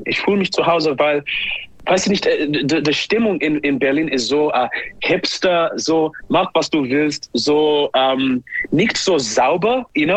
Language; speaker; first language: German; non-native, learner; English